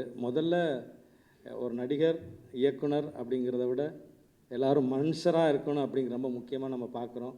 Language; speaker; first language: Tamil; native; Tamil